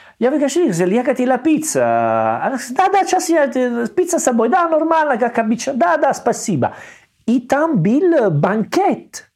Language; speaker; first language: Russian; non-native, learner; Italian